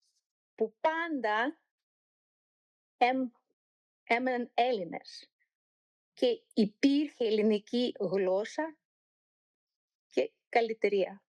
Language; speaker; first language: Greek; non-native, learner; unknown